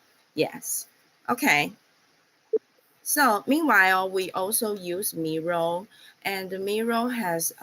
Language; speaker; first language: English; non-native, fluent; Chinese